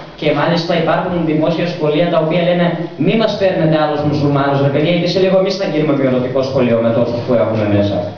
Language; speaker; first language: Greek; non-native, local second language; Bulgarian